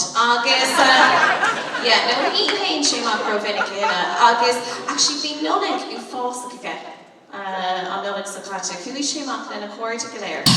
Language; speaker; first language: Irish; native; Irish